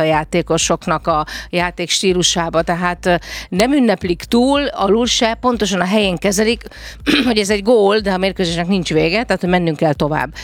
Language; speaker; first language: Hungarian; native; Hungarian